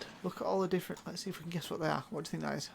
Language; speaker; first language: English; native; English